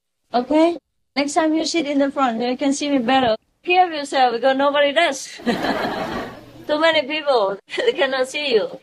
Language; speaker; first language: English; non-native, fluent; Vietnamese